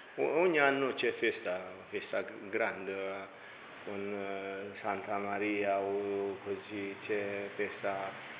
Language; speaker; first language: Italian; non-native, learner; Tigrinya